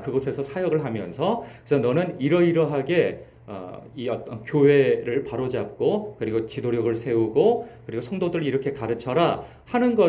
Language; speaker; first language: Korean; native; Korean